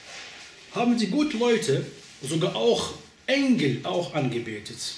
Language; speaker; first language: German; non-native, fluent; Arabic